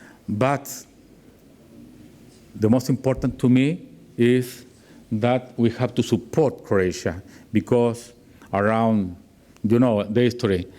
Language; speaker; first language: English; non-native, learner; Spanish